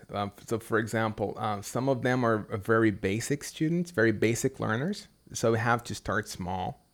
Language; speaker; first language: English; non-native, fluent; Portuguese